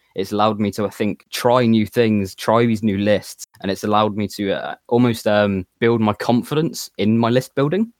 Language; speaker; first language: English; native; English